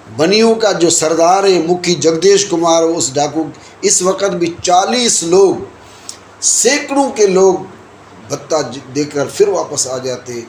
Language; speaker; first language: Urdu; non-native, local second language; Sindhi